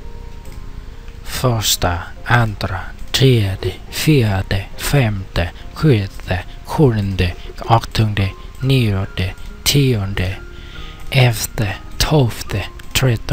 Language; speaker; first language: Swedish; non-native, learner; Vietnamese